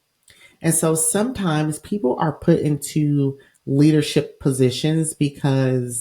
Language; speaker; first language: English; native; English